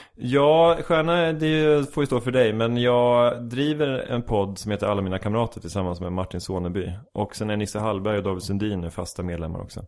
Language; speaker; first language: Swedish; native; Swedish